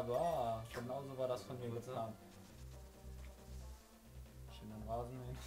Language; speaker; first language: German; native; German